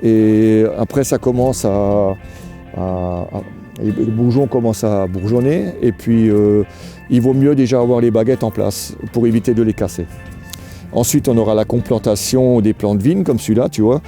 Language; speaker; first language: French; native; French